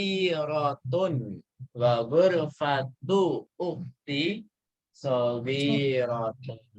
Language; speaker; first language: Arabic; non-native, fluent; Indonesian